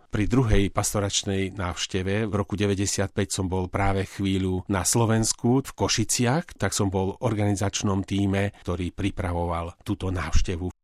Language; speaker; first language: Slovak; native; Slovak